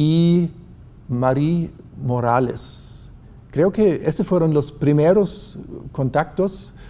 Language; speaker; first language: Spanish; non-native, fluent; German